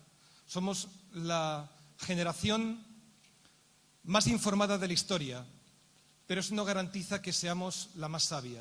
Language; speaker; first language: Spanish; native; Spanish